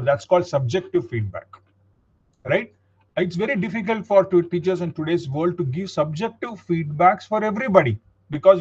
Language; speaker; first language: English; non-native, local second language; Tamil